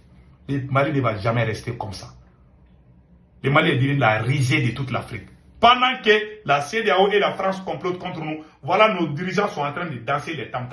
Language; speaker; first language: French; non-native, local second language; Bambara